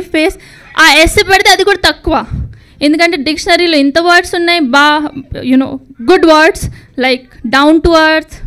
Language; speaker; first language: Telugu; non-native, learner; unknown